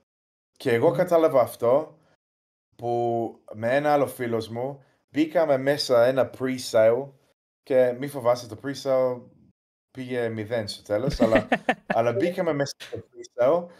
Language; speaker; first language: Greek; early bilingual, heritage; English